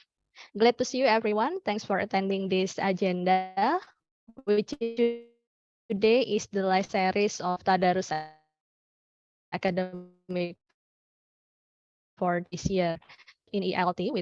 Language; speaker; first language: English; non-native, fluent; Indonesian